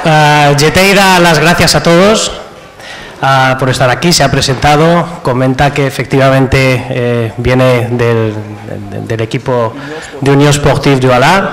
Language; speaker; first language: Spanish; native; Spanish